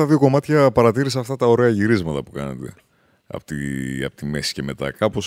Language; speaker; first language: Greek; native; Greek